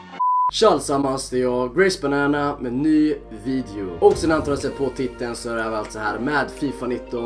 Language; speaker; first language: Swedish; native; Swedish